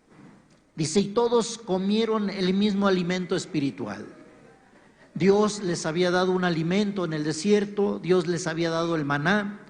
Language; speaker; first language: Spanish; native; Spanish